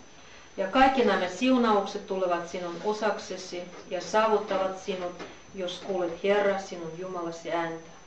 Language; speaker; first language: Finnish; non-native, learner; Russian